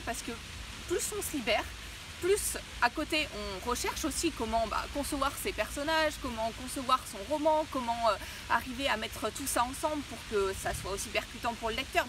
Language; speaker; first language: French; native; French